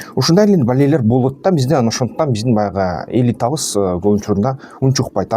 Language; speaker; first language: Kyrgyz; non-native, local second language; Russian